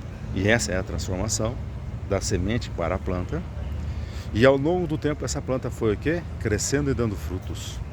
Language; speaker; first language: Portuguese; native; Portuguese